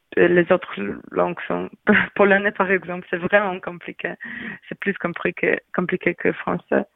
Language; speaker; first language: French; non-native, learner; Polish